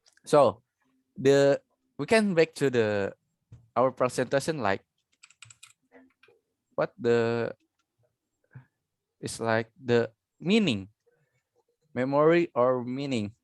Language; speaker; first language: English; non-native, learner; Indonesian